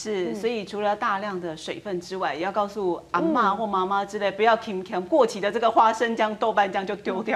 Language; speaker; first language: Chinese; native; Chinese